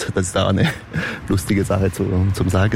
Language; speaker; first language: German; non-native, local second language; French